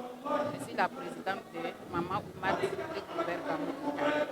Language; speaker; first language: French; non-native, local second language; Dyula